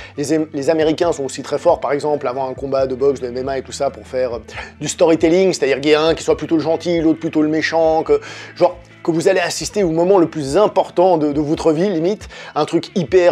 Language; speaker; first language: French; native; French